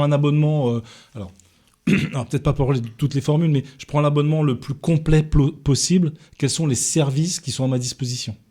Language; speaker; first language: French; native; French